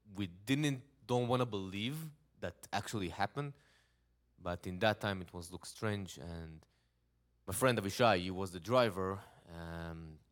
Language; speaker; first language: English; non-native, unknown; Hebrew